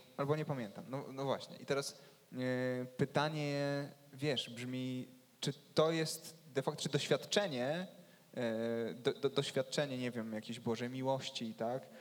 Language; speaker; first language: Polish; native; Polish